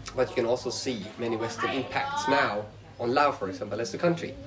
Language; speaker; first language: English; non-native, fluent; Swedish